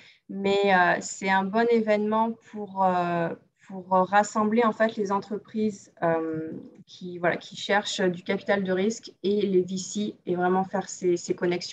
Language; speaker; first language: French; native; French